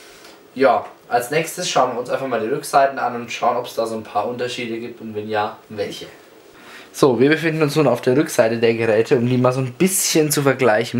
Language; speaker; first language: German; native; German